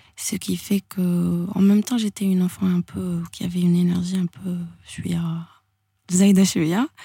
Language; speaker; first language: French; non-native, local second language; Arabic